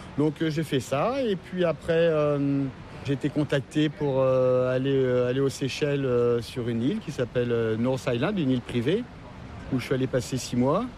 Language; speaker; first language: French; native; French